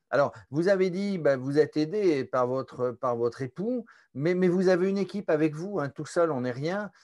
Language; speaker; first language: French; native; French